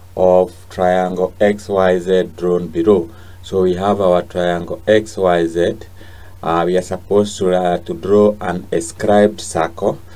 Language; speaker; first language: English; non-native, local second language; Swahili